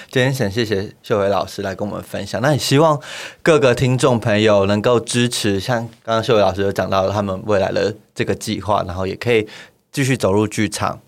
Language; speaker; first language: Chinese; native; Chinese